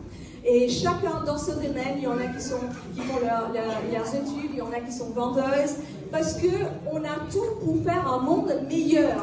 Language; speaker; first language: French; non-native, local second language; Morisyen